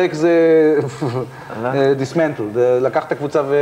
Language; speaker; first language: Hebrew; native; Hebrew